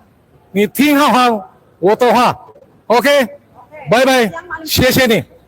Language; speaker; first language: Chinese; early bilingual, heritage; Chinese